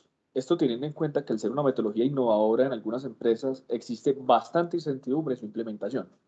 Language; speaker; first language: Spanish; native; Spanish